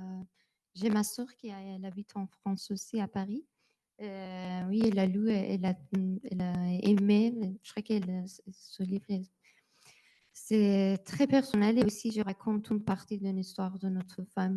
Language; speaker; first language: French; non-native, learner; Persian